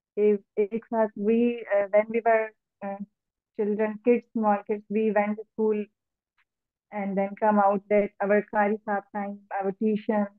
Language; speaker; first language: English; non-native, local second language; Urdu